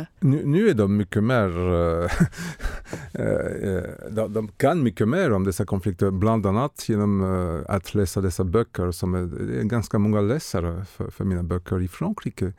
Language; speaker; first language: Swedish; non-native, fluent; French